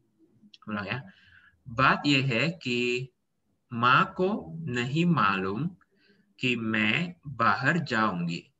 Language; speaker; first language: Hindi; non-native, fluent; Indonesian